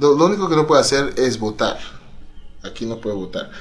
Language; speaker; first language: Spanish; non-native, fluent; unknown